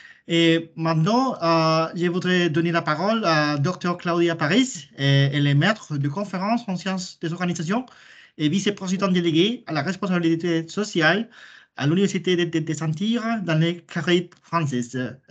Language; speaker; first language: French; non-native, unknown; Spanish